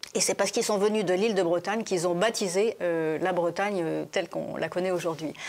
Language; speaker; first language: French; native; French